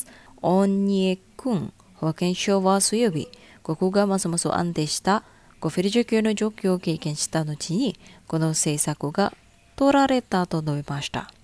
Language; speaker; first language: Japanese; non-native, fluent; Indonesian